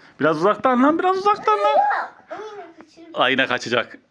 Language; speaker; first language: Turkish; native; Turkish